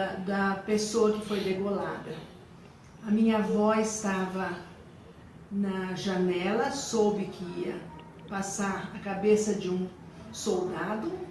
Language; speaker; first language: Portuguese; early bilingual, other home language; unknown